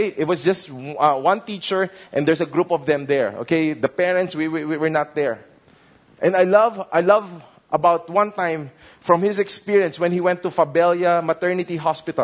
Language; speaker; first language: English; non-native, local second language; Filipino